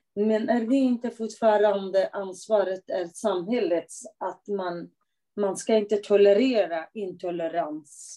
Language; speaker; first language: Swedish; non-native, fluent; Persian